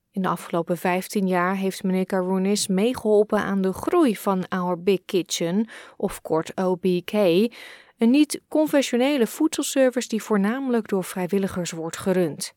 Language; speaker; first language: Dutch; native; Dutch